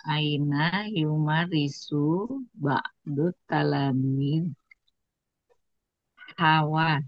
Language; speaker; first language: Arabic; non-native, learner; Indonesian